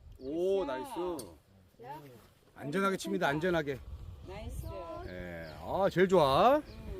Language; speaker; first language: Korean; native; Korean